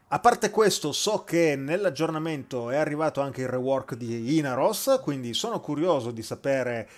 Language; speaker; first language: Italian; native; Italian